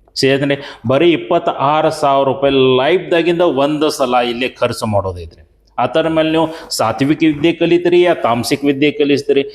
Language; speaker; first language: Kannada; native; Kannada